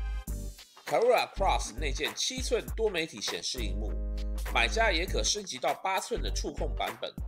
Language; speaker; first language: Chinese; native; Chinese